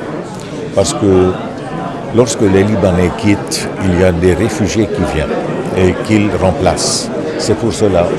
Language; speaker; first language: French; non-native, local second language; Arabic